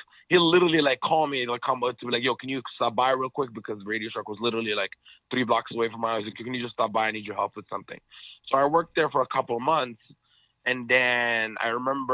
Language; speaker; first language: English; non-native, fluent; Arabic